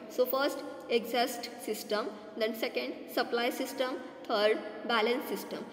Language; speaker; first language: English; non-native, local second language; Marathi